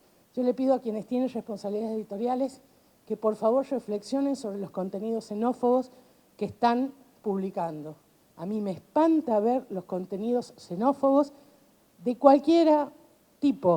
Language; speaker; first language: Spanish; native; Spanish